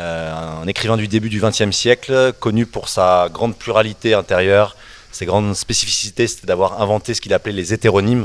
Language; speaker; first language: French; native; French